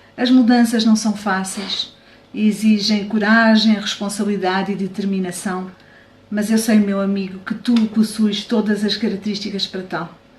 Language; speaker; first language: Portuguese; native; Portuguese